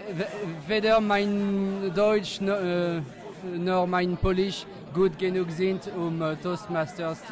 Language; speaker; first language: German; non-native, fluent; French